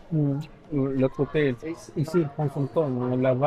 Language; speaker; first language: French; non-native, fluent; Spanish